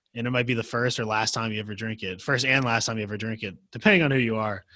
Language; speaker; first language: English; native; English